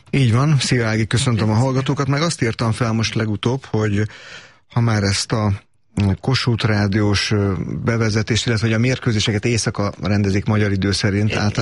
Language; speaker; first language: Hungarian; native; Hungarian